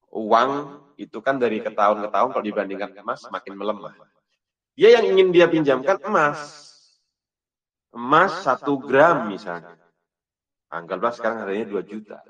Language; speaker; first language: Indonesian; native; Indonesian